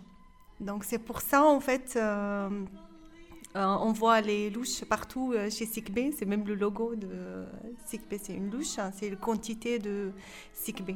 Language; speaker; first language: French; non-native, fluent; Arabic